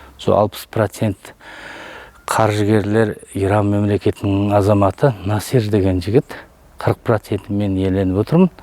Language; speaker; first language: Kazakh; native; Kazakh